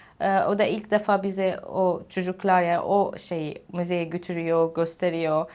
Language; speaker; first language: Turkish; non-native, fluent; Arabic